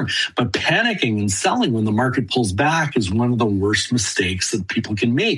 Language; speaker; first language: English; native; English